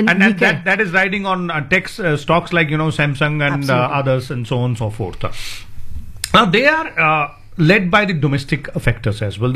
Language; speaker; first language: English; non-native, local second language; Hindi